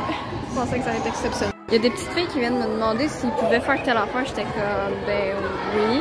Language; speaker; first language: French; native; French